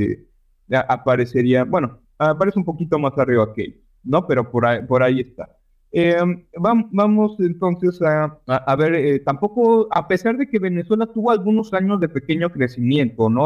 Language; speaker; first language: Spanish; native; Spanish